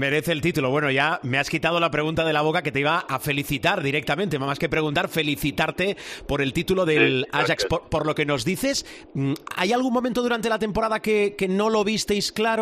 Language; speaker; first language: Spanish; native; Spanish